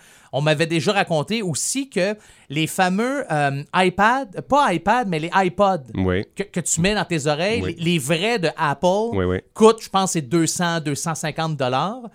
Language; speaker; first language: French; native; French